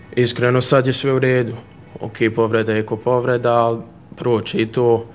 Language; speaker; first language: Croatian; early bilingual, heritage; Bosnian